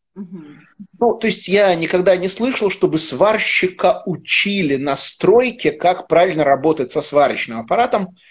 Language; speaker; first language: Russian; native; Russian